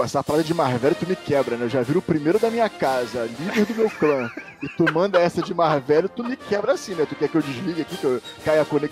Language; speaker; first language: Portuguese; native; Portuguese